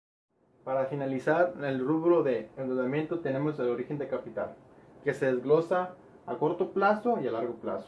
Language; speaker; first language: Spanish; native; Spanish